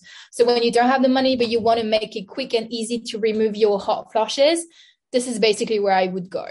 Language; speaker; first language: English; non-native, fluent; French